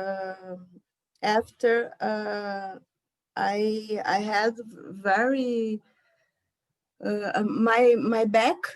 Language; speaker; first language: English; non-native, learner; Portuguese